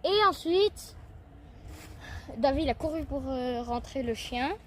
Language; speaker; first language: French; native; French